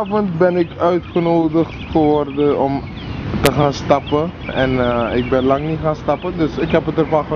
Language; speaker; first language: Dutch; early bilingual, other home language; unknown